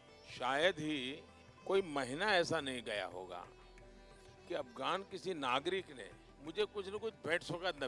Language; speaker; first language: Hindi; non-native, local second language; Gujarati